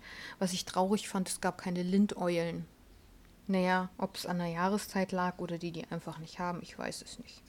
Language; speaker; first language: German; native; German